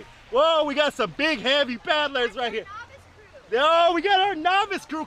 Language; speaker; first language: English; native; English